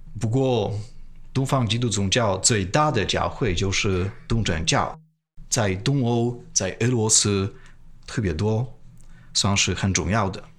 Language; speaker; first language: Chinese; non-native, fluent; Polish